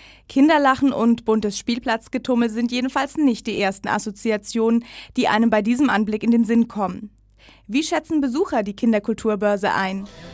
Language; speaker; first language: German; native; German